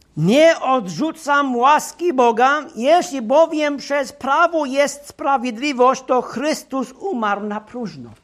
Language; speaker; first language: Polish; non-native, fluent; English